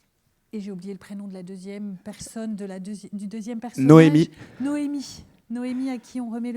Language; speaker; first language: French; native; French